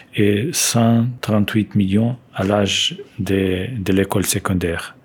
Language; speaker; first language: French; non-native, fluent; Portuguese